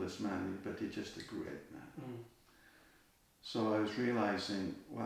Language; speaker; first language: English; native; English